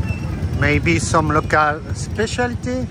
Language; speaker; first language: English; non-native, learner; Dutch